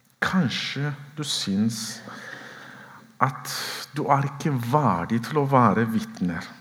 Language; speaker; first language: Norwegian; non-native, fluent; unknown